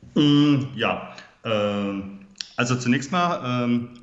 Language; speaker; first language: German; native; German